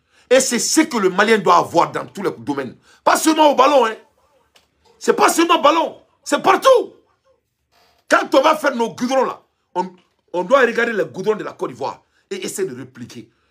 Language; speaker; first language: French; non-native, local second language; Bambara